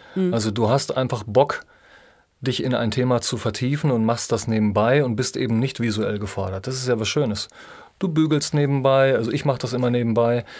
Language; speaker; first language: German; native; German